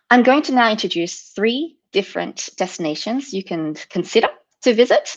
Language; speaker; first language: English; native; English